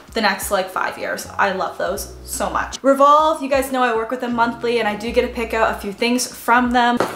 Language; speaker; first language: English; native; English